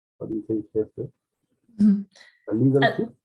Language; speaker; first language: English; non-native, learner; Spanish